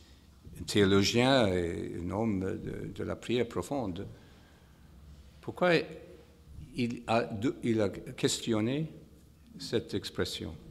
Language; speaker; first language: French; non-native, fluent; English